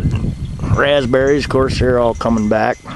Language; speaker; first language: English; native; English